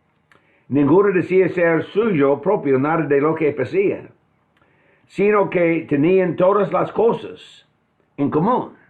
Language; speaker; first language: Spanish; non-native, fluent; English